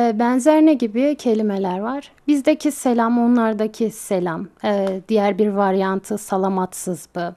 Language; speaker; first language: Turkish; native; Turkish